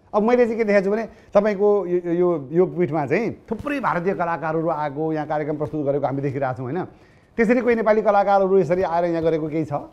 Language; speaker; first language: Nepali; native; Nepali